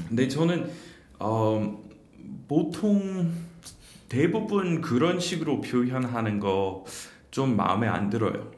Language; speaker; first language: Korean; non-native, fluent; English